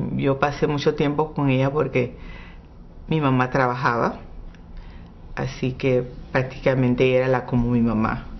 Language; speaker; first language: Spanish; non-native, local second language; English